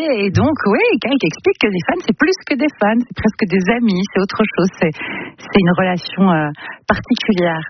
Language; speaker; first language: French; native; French